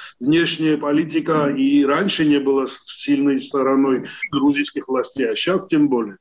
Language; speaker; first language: Russian; non-native, local second language; Georgian